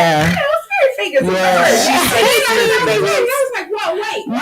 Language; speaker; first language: English; native; English